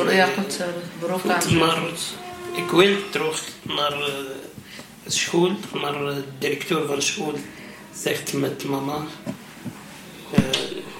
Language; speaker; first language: Dutch; non-native, learner; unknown